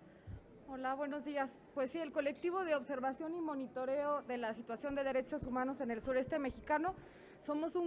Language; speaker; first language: Spanish; native; Spanish